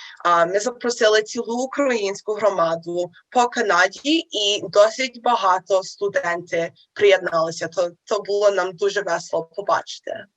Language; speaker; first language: Ukrainian; early bilingual, heritage; Ukrainian